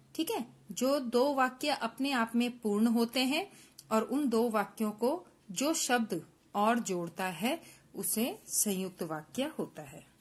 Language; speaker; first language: Hindi; native; Hindi